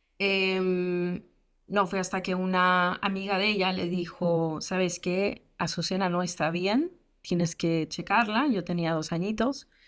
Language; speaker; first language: Spanish; early bilingual, heritage; Spanish